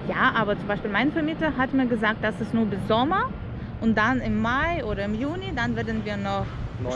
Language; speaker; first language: German; non-native, learner; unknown